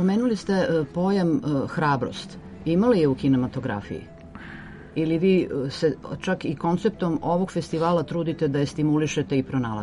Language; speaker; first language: Serbian; native; Serbian